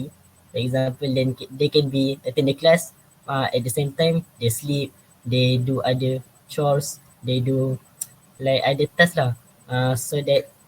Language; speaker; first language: English; non-native, local second language; Malay